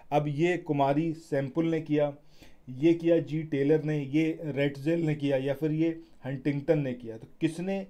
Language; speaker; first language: Hindi; native; Hindi